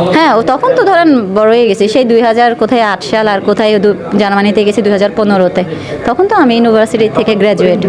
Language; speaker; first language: Bangla; native; Bangla